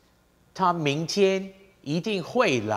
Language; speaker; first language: Chinese; non-native, fluent; English